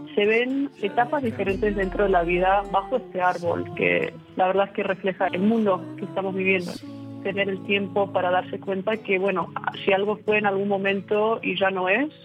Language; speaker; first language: Spanish; early bilingual, heritage; English